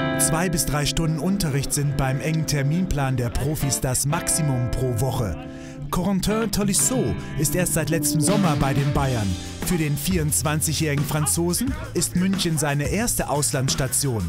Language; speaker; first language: German; native; German